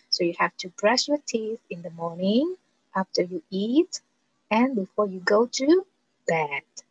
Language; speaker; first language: English; non-native, fluent; Indonesian